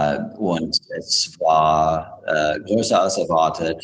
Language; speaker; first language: German; non-native, fluent; English